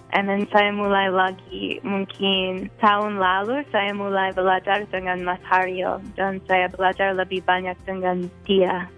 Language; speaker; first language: Indonesian; non-native, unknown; English